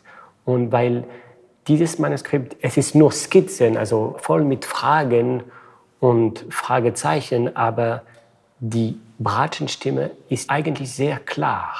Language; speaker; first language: German; non-native, fluent; French